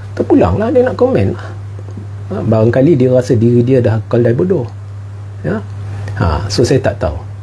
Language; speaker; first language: Malay; non-native, local second language; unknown